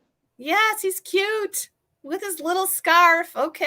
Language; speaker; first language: English; native; English